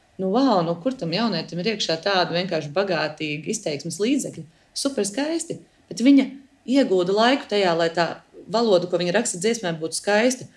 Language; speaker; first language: Latvian; early bilingual, heritage; Latvian